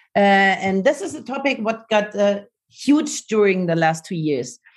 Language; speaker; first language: English; non-native, learner; German